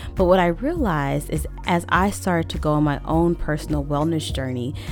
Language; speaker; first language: English; native; English